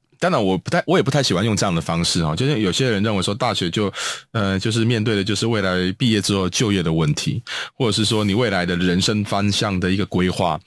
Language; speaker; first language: Chinese; native; Chinese